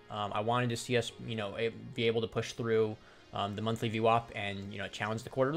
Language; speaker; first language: English; native; English